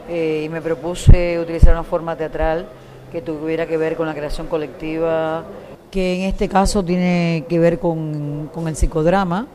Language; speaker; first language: Spanish; native; Spanish